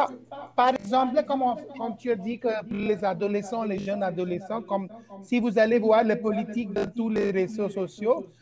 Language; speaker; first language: French; non-native, fluent; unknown